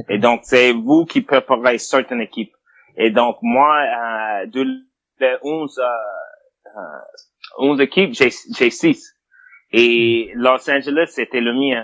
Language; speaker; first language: French; non-native, fluent; English